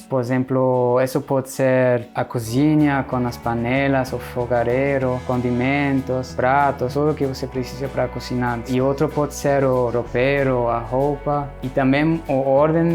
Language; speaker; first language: Portuguese; non-native, fluent; German